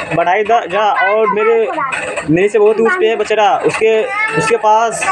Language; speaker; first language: Hindi; non-native, local second language; Maithili